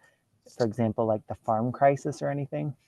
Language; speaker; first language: English; native; English